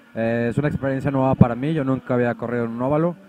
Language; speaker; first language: Spanish; native; Spanish